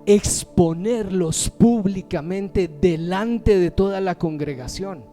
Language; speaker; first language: Spanish; native; Spanish